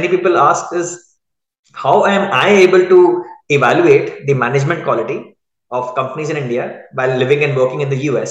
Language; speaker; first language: English; non-native, local second language; Hindi